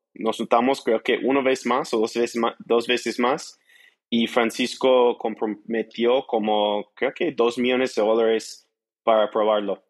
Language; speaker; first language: Spanish; non-native, fluent; English